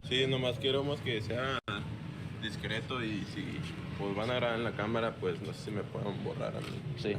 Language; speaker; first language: Spanish; native; Spanish